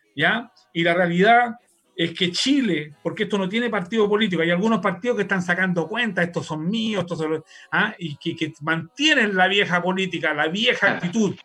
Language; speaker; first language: Spanish; native; Spanish